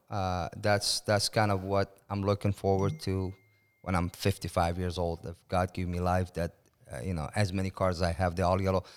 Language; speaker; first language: English; non-native, fluent; Persian